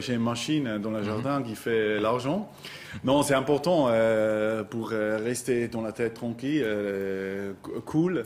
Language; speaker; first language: French; non-native, local second language; German